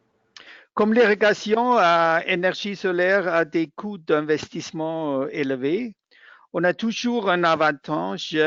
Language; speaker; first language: French; non-native, learner; German